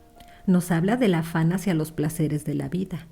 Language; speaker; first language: Spanish; native; Spanish